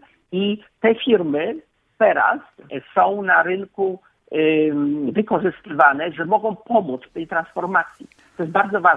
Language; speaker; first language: Polish; native; Polish